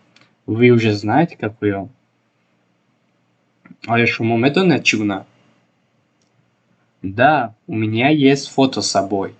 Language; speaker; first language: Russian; non-native, local second language; Tajik